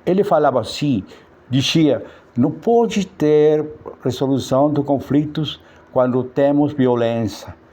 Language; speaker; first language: Portuguese; non-native, learner; Spanish